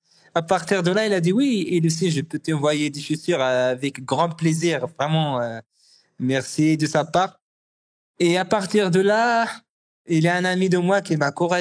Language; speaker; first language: French; non-native, learner; Arabic